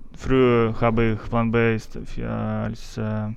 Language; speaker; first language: German; non-native, learner; Russian